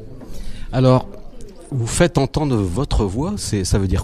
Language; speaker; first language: French; native; French